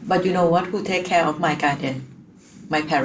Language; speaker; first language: English; non-native, learner; Thai